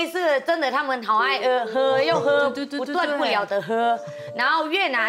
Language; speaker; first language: Chinese; non-native, fluent; Thai